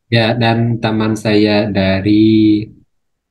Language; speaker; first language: Indonesian; non-native, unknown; Khmer